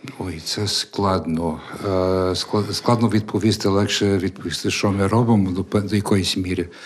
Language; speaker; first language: Ukrainian; early bilingual, heritage; Ukrainian